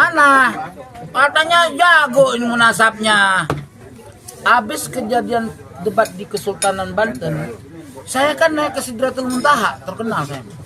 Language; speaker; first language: Indonesian; native; Indonesian